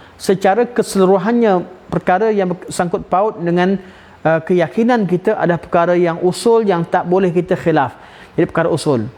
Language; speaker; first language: Malay; native; Malay